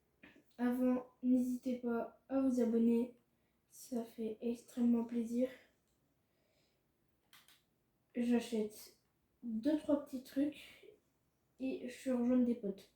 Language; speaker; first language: French; native; French